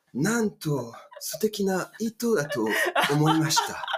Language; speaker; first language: Japanese; non-native, fluent; French